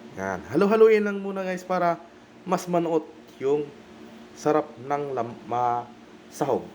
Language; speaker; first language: Filipino; non-native, local second language; Bikol